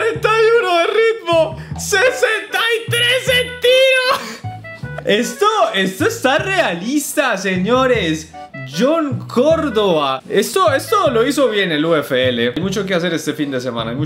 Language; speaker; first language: Spanish; native; Spanish